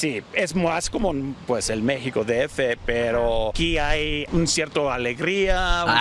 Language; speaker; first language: Spanish; early bilingual, heritage; Spanish